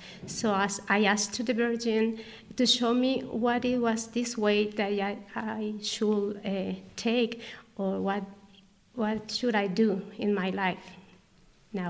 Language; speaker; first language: English; non-native, learner; Spanish